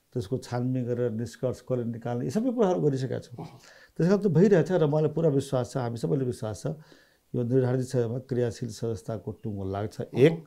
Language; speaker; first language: Nepali; non-native, local second language; Maithili